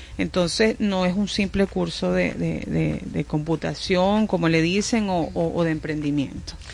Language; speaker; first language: Spanish; native; Spanish